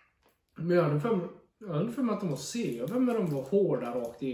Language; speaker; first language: Swedish; native; Swedish